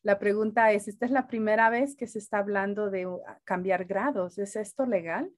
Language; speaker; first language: Spanish; early bilingual, heritage; Spanish